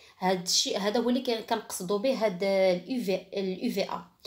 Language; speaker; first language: Arabic; native; Arabic